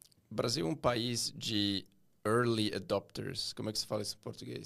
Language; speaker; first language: Portuguese; non-native, fluent; Swiss German